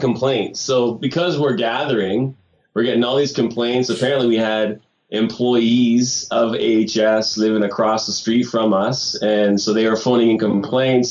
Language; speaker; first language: English; native; English